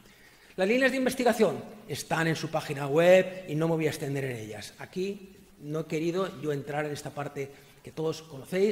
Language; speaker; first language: Spanish; native; Spanish